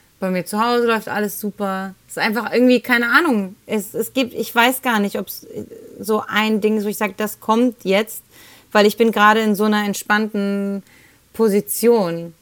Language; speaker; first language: German; early bilingual, other home language; Spanish